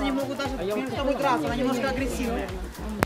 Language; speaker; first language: Russian; native; Russian